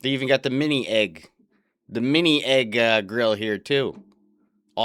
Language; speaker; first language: English; native; English